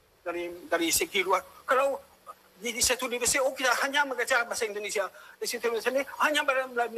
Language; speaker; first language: Indonesian; non-native, fluent; French